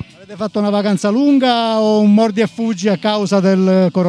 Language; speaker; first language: Italian; native; Italian